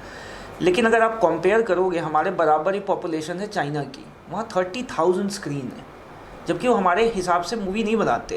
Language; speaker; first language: Hindi; native; Hindi